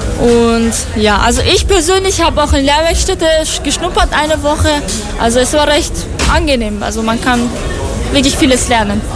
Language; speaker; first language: German; non-native, fluent; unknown